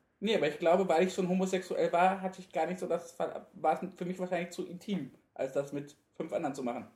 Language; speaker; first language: German; native; German